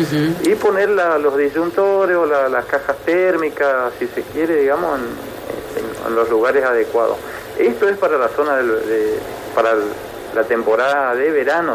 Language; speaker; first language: Spanish; native; Spanish